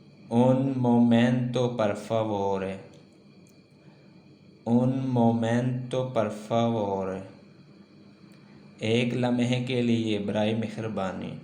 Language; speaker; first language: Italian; non-native, learner; Urdu